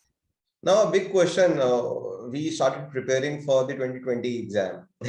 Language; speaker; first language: English; non-native, local second language; Hindi